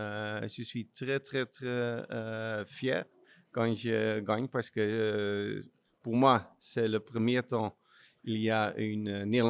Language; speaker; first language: French; non-native, learner; Dutch